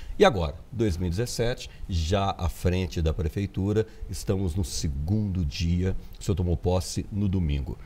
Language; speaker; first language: Portuguese; native; Portuguese